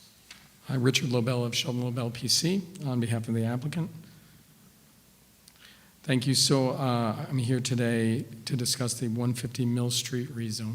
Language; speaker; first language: English; native; English